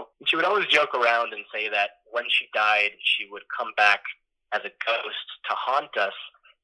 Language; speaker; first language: English; native; English